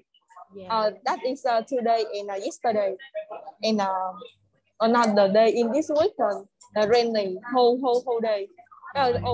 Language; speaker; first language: English; non-native, learner; Vietnamese